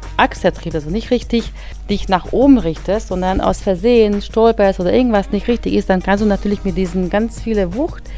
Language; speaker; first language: German; non-native, fluent; Hungarian